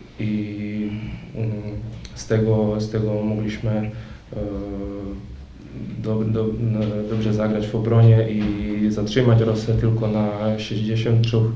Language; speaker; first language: Polish; non-native, fluent; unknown